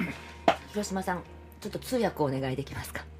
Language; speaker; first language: Japanese; native; Japanese